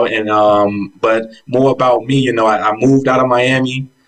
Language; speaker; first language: English; native; English